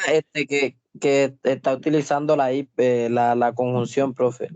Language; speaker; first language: Spanish; native; Spanish